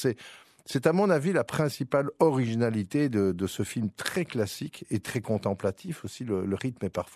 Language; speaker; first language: French; native; French